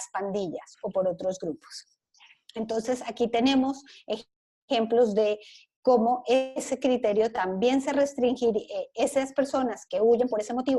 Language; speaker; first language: Spanish; native; Spanish